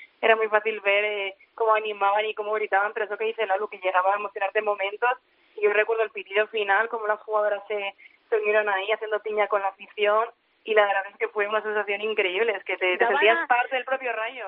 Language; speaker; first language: Spanish; native; Spanish